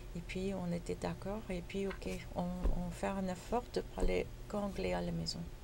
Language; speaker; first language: French; non-native, fluent; Spanish